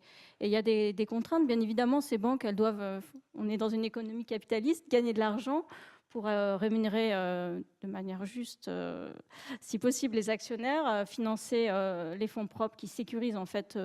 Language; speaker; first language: French; native; French